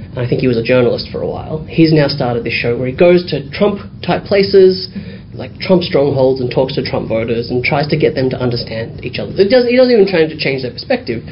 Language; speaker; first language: English; native; English